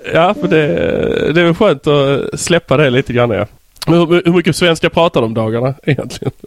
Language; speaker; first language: Swedish; native; Swedish